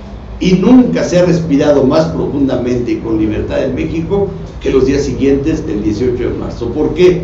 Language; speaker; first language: Spanish; native; Spanish